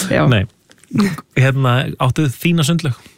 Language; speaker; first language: Icelandic; native; Icelandic